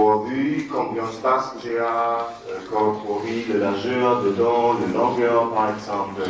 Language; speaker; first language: French; non-native, learner; German